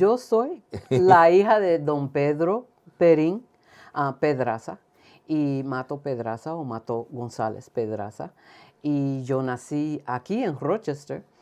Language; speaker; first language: Spanish; early bilingual, heritage; Spanish